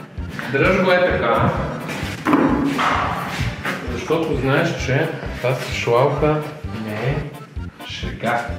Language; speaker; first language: Bulgarian; native; Bulgarian